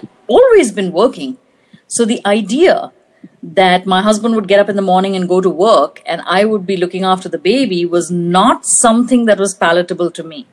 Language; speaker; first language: English; non-native, local second language; Hindi